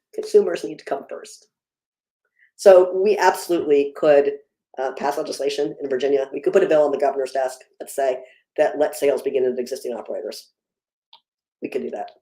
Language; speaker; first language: English; native; English